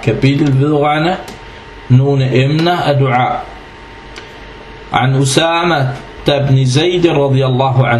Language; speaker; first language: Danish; non-native, fluent; Arabic